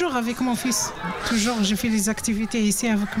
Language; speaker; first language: French; non-native, learner; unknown